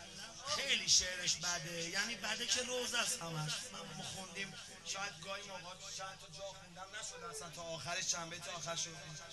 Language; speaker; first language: Persian; native; Persian